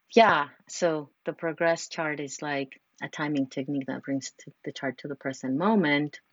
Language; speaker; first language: English; non-native, fluent; Spanish